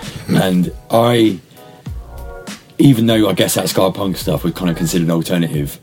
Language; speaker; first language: English; native; English